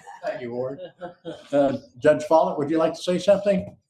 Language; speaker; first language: English; native; English